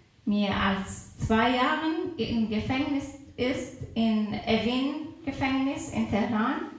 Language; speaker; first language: German; non-native, fluent; Persian